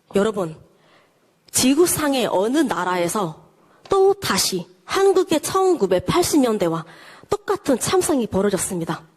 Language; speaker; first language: Korean; non-native, fluent; Burmese